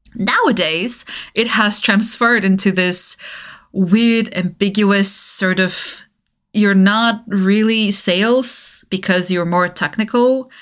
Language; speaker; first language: English; non-native, fluent; Bulgarian